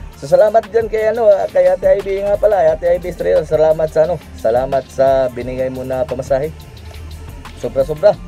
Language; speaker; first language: Filipino; non-native, local second language; Cebuano